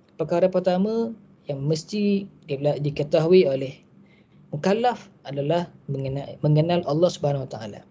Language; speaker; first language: Malay; native; Malay